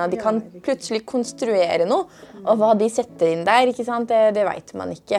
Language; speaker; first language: Norwegian; early bilingual, other home language; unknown